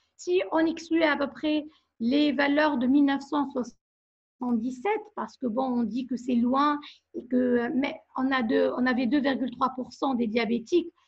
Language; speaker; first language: French; non-native, local second language; Arabic